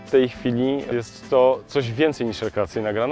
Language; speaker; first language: Polish; native; Polish